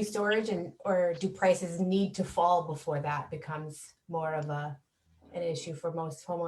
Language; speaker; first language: English; native; English